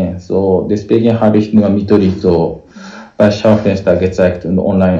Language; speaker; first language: German; non-native, learner; Japanese